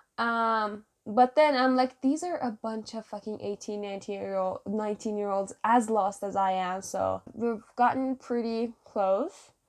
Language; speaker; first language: English; non-native, fluent; Persian